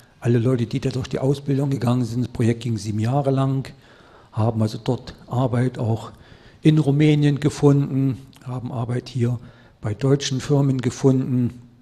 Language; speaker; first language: German; native; German